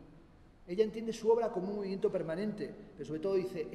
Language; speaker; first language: Spanish; native; Spanish